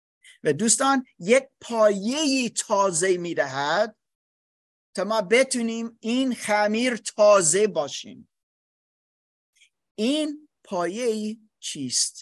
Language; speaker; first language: Persian; non-native, fluent; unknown